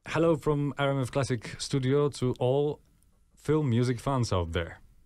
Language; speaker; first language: English; non-native, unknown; Polish